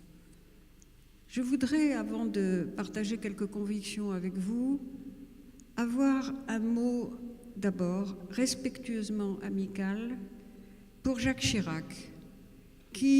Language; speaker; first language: French; native; French